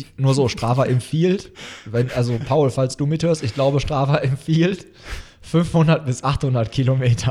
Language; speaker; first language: German; native; German